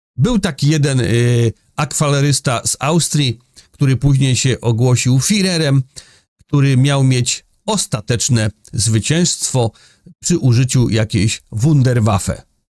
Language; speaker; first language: Polish; native; Polish